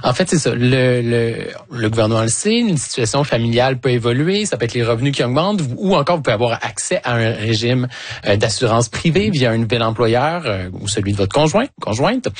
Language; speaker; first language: French; native; French